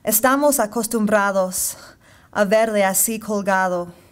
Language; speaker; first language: Spanish; non-native, fluent; English